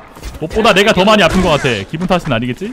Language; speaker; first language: Korean; native; Korean